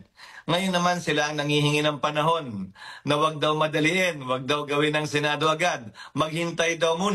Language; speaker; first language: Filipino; native; Filipino